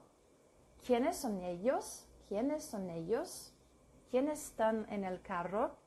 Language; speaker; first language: Spanish; non-native, learner; English